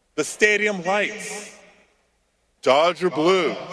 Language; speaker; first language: English; early bilingual, other home language; Spanish